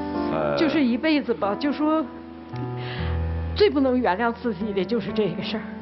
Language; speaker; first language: Chinese; native; Chinese